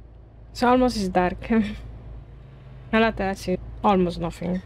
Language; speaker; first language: English; non-native, learner; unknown